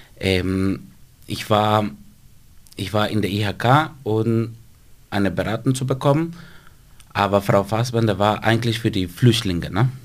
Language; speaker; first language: German; non-native, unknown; Spanish